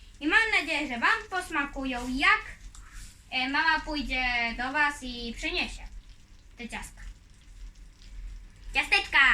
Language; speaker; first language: Polish; early bilingual, heritage; Polish